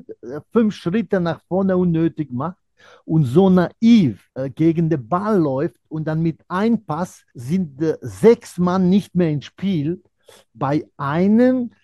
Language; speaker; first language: German; non-native, fluent; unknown